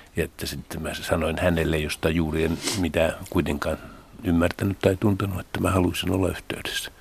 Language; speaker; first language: Finnish; native; Finnish